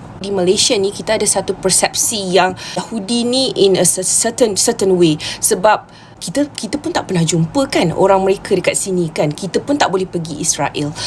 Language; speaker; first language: Malay; native; Malay